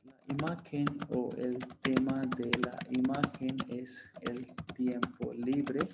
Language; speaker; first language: Spanish; non-native, fluent; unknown